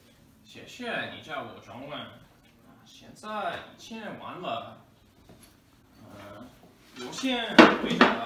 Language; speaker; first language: Chinese; non-native, learner; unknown